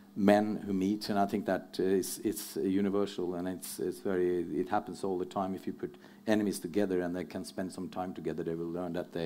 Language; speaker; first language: English; non-native, fluent; Norwegian